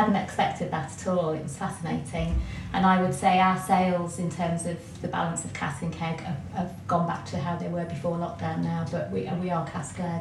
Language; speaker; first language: English; native; English